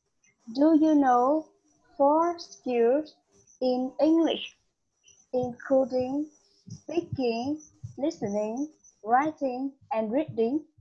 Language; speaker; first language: English; non-native, learner; Vietnamese